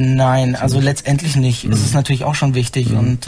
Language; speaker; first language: German; native; German